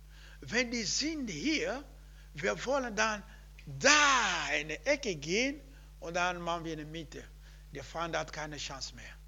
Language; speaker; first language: German; non-native, learner; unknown